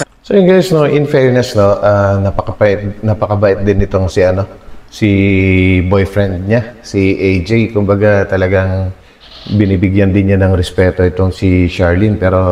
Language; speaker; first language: Filipino; non-native, local second language; Iloko